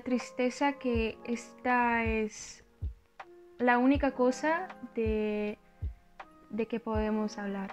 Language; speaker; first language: Spanish; non-native, learner; Russian